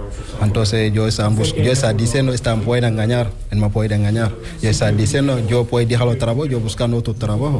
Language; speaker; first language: Spanish; non-native, learner; Wolof